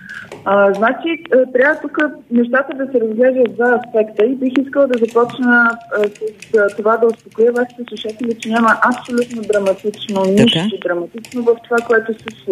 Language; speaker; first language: Bulgarian; native; Bulgarian